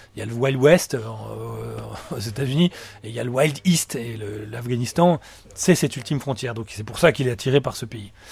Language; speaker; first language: French; native; French